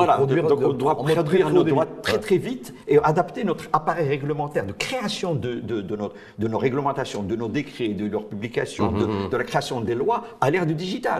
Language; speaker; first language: French; non-native, local second language; Arabic